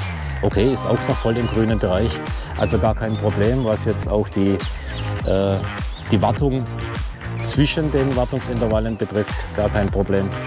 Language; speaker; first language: German; native; German